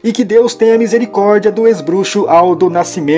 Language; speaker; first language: Portuguese; native; Portuguese